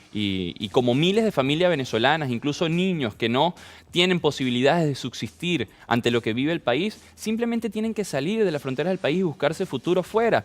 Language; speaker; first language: Spanish; native; Spanish